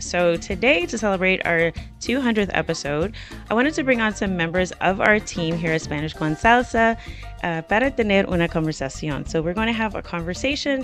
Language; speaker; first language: English; native; English